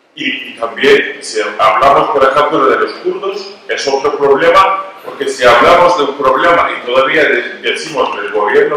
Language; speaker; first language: Spanish; non-native, learner; Turkish